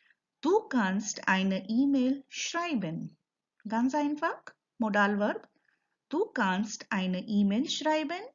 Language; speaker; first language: German; non-native, fluent; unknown